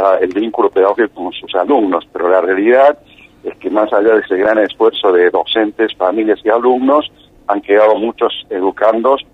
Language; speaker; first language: Spanish; native; Spanish